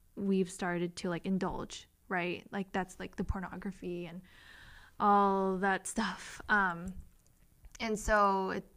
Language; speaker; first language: English; native; English